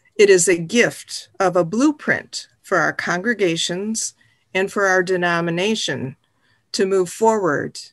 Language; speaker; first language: English; native; English